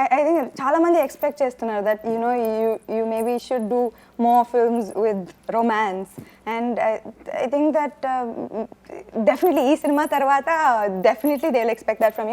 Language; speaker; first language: Telugu; non-native, fluent; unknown